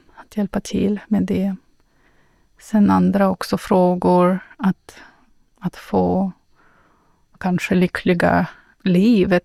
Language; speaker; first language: Swedish; non-native, learner; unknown